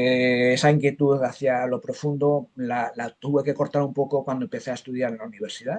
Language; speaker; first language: Spanish; native; Spanish